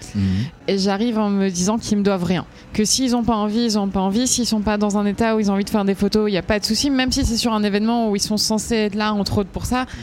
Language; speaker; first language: French; native; French